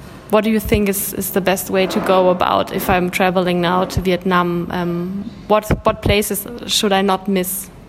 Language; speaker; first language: English; non-native, fluent; German